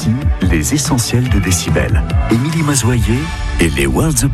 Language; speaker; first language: French; native; French